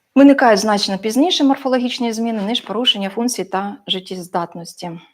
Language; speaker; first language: Ukrainian; non-native, local second language; Russian